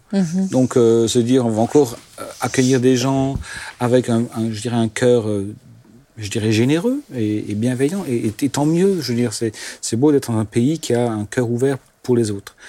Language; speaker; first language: French; non-native, local second language; Swiss German